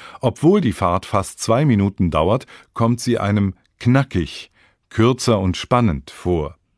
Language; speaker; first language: German; native; German